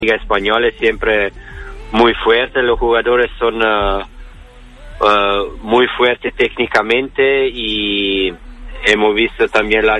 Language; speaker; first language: Spanish; non-native, learner; Italian